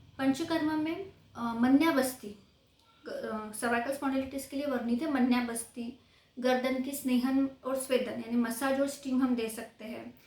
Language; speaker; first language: Hindi; non-native, local second language; Marathi